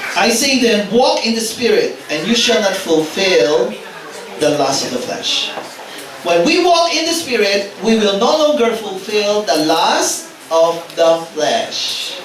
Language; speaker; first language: English; non-native, local second language; Filipino